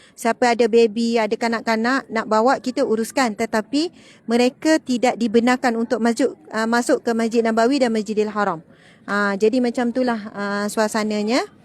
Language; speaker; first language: Malay; native; Malay